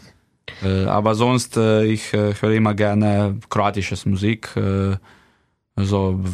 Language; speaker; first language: German; non-native, fluent; Slovenian